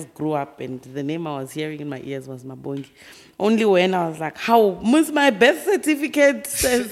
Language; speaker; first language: English; non-native, local second language; Tsonga